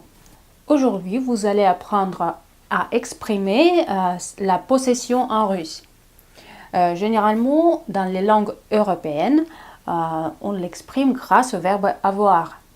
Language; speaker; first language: French; non-native, fluent; Russian